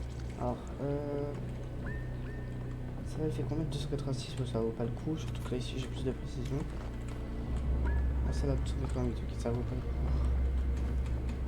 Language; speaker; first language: French; native; French